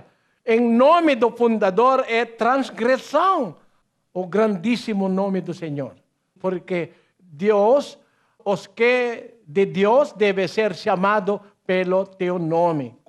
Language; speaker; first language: Portuguese; non-native, learner; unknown